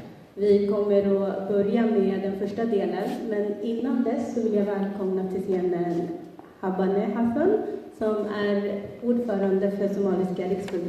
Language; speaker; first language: Swedish; early bilingual, other home language; Somali